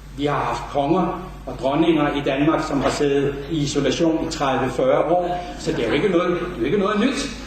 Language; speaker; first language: Danish; native; Danish